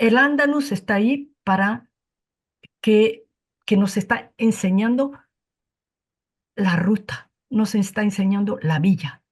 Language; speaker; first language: Spanish; non-native, fluent; Arabic